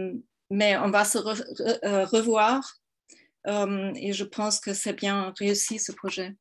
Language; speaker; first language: French; non-native, fluent; German